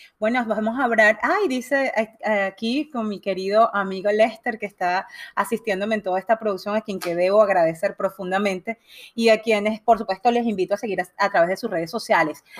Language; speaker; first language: Spanish; native; Spanish